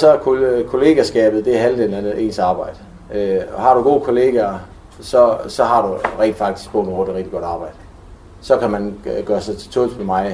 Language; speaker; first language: Danish; native; Danish